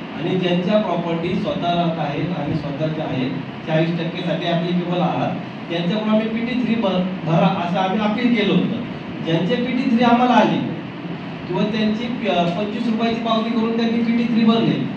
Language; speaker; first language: Marathi; native; Marathi